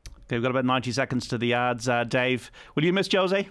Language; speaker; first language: English; native; English